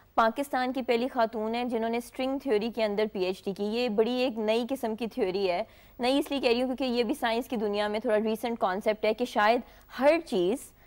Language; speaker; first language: Hindi; native; Hindi